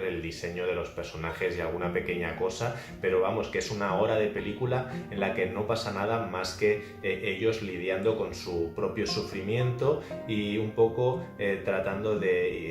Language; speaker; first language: Spanish; native; Spanish